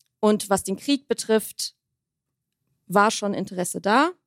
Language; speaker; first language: German; early bilingual, other home language; Armenian